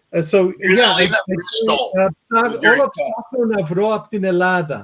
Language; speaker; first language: Greek; early bilingual, heritage; Greek